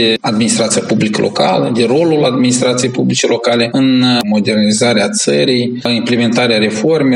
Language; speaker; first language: Romanian; native; Romanian